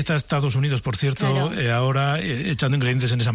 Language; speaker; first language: Spanish; native; Spanish